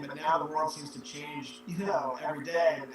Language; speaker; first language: English; native; English